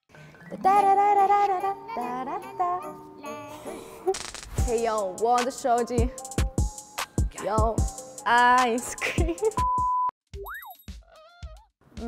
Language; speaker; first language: Chinese; non-native, learner; Russian